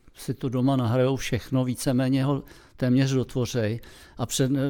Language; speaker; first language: Czech; native; Czech